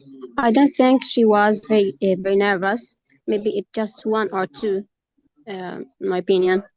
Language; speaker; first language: English; non-native, learner; Arabic